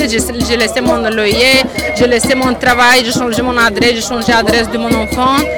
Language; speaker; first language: French; non-native, learner; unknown